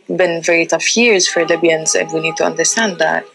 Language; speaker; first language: English; non-native, fluent; Central Atlas Tamazight